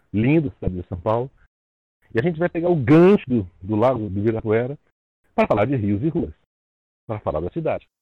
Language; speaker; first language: Portuguese; native; Portuguese